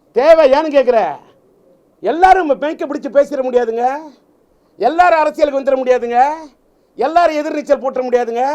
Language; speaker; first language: Tamil; native; Tamil